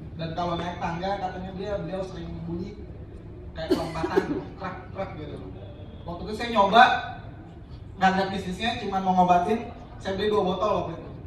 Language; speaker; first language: Indonesian; native; Indonesian